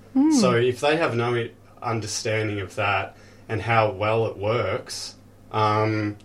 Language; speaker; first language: English; native; English